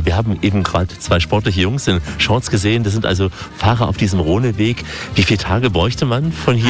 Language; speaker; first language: German; native; German